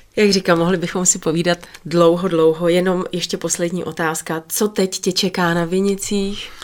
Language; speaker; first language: Czech; native; Czech